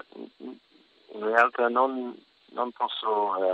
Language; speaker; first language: Italian; non-native, learner; English